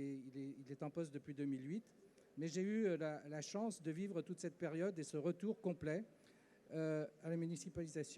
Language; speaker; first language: French; native; French